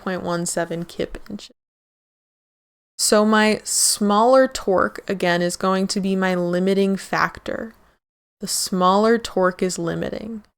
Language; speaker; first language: English; native; English